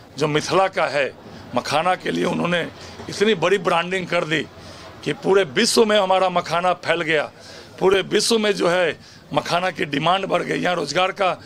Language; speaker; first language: Hindi; native; Hindi